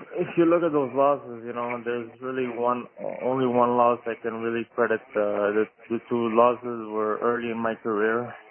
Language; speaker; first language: English; non-native, local second language; French